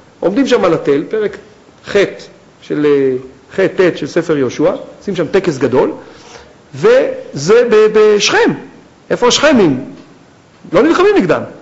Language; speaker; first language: Hebrew; native; Hebrew